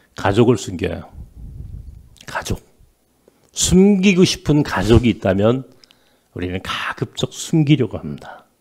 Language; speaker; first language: Korean; native; Korean